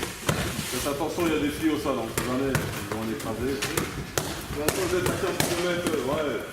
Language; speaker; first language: French; native; French